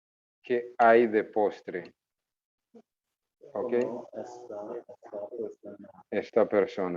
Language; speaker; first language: Spanish; non-native, fluent; English